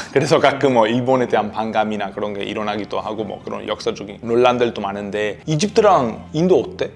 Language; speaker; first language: Korean; non-native, fluent; Italian